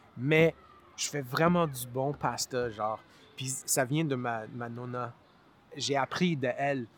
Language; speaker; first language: French; non-native, local second language; English